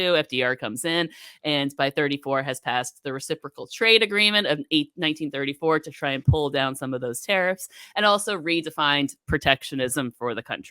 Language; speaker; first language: English; native; English